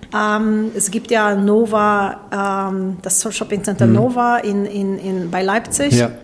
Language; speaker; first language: German; non-native, fluent; Polish